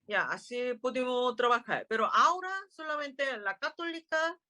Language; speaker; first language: Spanish; non-native, learner; Korean